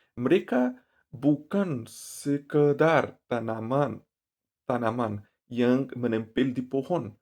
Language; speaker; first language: Indonesian; non-native, learner; Portuguese